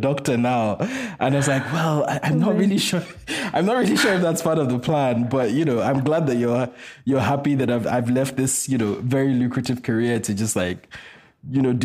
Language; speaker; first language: English; non-native, local second language; Yoruba